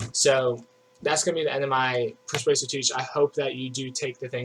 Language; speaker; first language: English; native; English